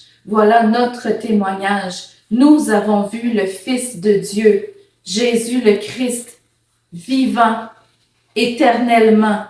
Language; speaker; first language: French; native; French